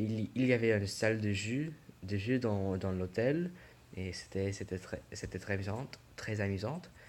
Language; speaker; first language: French; non-native, learner; English